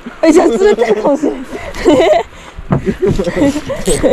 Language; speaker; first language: Japanese; native; Japanese